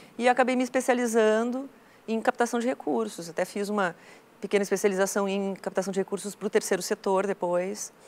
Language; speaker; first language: Portuguese; native; Portuguese